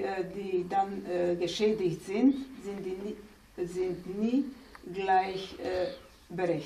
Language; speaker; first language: German; non-native, fluent; Slovenian